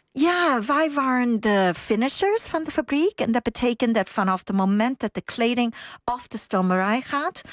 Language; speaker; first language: Dutch; non-native, fluent; Cantonese